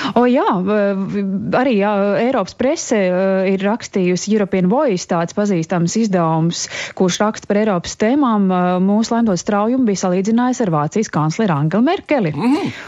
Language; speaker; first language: Latvian; native; Latvian